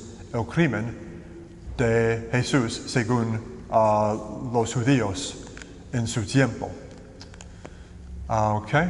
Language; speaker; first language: Spanish; non-native, learner; English